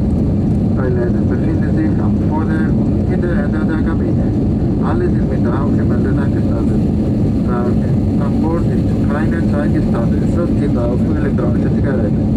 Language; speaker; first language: German; non-native, learner; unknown